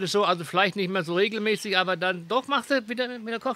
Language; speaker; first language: German; native; German